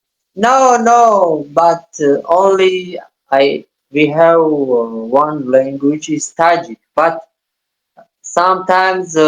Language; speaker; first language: English; non-native, learner; Tajik